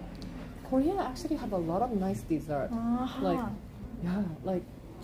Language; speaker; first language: English; non-native, learner; Japanese